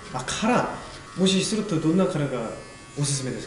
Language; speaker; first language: Japanese; non-native, learner; Korean